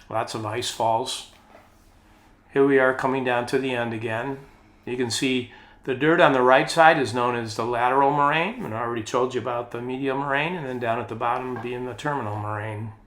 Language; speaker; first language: English; native; English